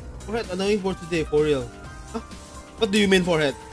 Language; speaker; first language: English; non-native, fluent; Indonesian